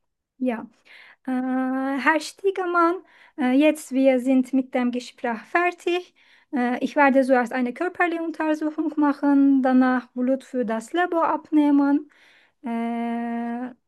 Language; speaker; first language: German; non-native, learner; Turkish